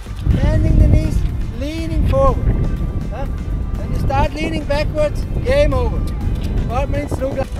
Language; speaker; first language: English; non-native, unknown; German